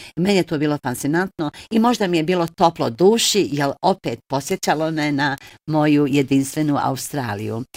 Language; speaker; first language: Bosnian; early bilingual, heritage; Bosnian